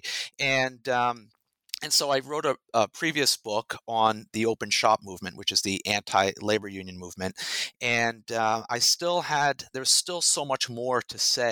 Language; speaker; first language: English; native; English